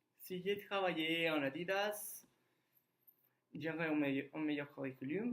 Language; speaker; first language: French; non-native, learner; Spanish